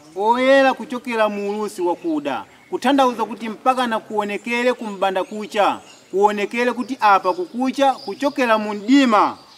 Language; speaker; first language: Nyanja; non-native, local second language; Yao